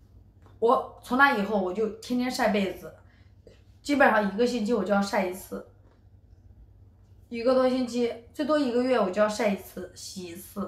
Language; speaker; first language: Chinese; native; Chinese